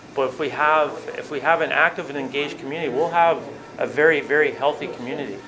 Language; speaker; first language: English; native; English